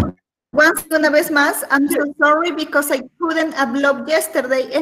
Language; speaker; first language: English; non-native, learner; Spanish